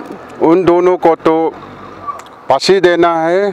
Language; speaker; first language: Hindi; non-native, local second language; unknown